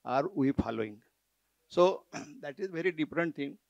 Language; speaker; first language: English; non-native, local second language; Marathi